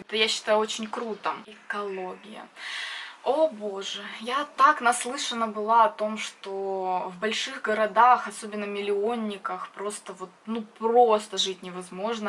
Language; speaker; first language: Russian; native; Russian